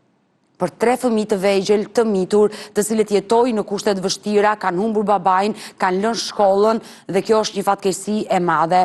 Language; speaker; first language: Albanian; native; Albanian